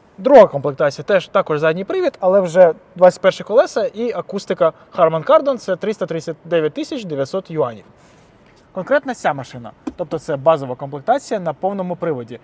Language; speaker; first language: Ukrainian; non-native, local second language; Russian